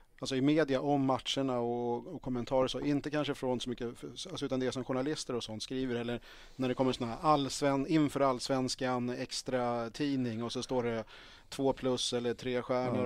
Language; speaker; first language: Swedish; native; Swedish